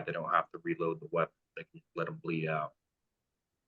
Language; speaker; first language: English; native; English